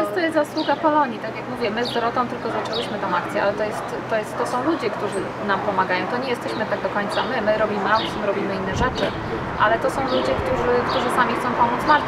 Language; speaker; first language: Polish; native; Polish